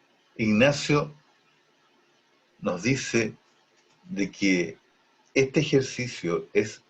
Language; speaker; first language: Spanish; native; Spanish